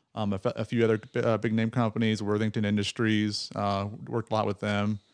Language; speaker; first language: English; native; English